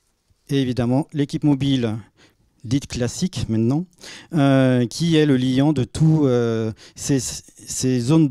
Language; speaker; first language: French; native; French